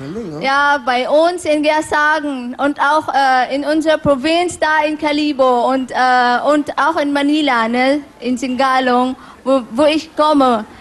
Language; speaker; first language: German; non-native, learner; Filipino